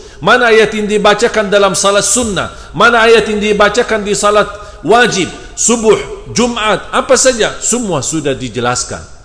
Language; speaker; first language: Indonesian; non-native, fluent; Arabic